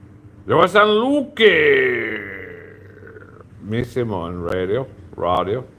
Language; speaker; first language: Spanish; non-native, learner; English